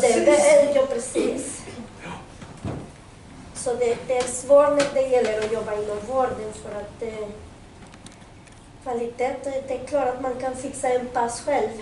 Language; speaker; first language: Swedish; non-native, fluent; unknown